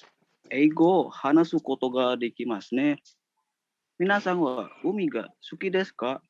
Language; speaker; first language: Japanese; non-native, learner; Indonesian